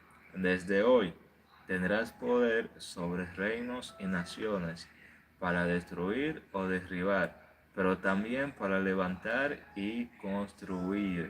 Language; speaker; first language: Spanish; native; Spanish